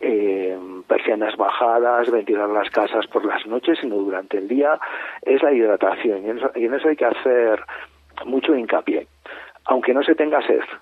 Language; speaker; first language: Spanish; native; Spanish